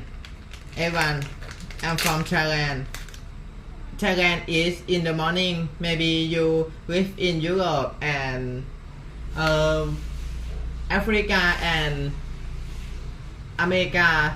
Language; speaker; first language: English; non-native, learner; Thai